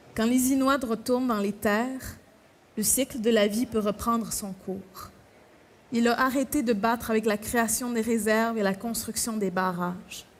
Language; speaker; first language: French; native; French